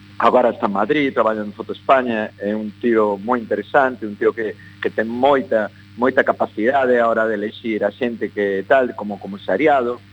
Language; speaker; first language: Galician; non-native, local second language; Spanish